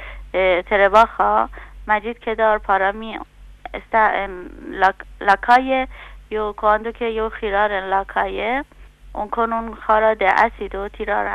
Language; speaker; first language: Spanish; non-native, learner; Persian